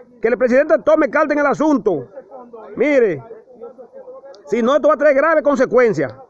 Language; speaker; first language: Spanish; native; Spanish